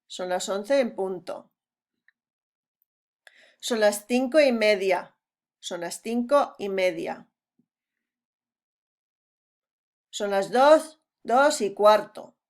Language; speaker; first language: Spanish; non-native, fluent; English